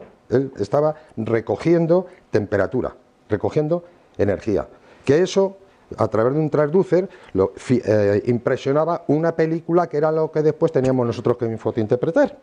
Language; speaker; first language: Spanish; native; Spanish